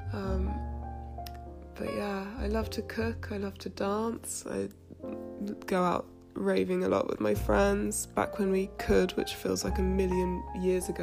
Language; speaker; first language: English; native; English